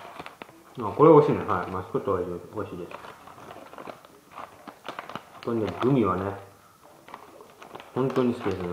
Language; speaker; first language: Japanese; early bilingual, heritage; Japanese